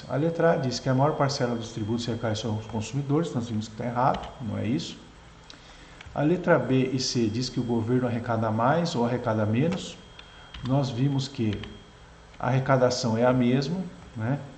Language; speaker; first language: Portuguese; native; Portuguese